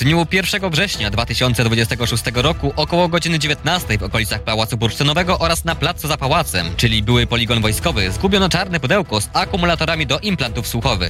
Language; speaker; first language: Polish; native; Polish